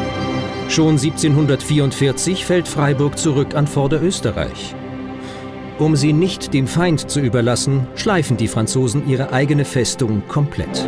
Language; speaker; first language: German; native; German